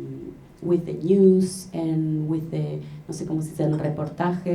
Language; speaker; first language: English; non-native, learner; Spanish